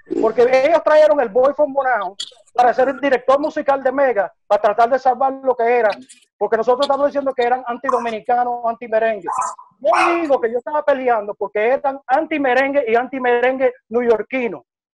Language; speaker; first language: Spanish; early bilingual, heritage; Spanish